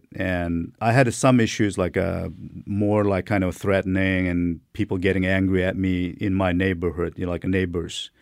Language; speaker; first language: English; non-native, fluent; Turkmen